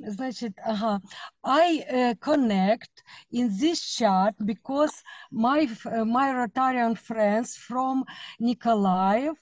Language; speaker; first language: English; non-native, learner; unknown